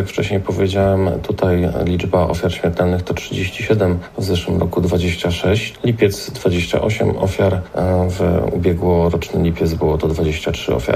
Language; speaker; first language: Polish; native; Polish